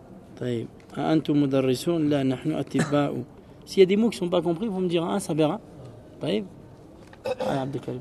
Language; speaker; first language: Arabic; early bilingual, heritage; Arabic